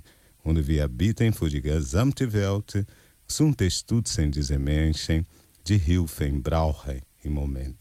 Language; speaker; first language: German; non-native, learner; Portuguese